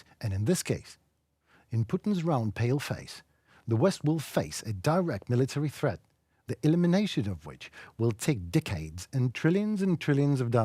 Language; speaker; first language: English; non-native, fluent; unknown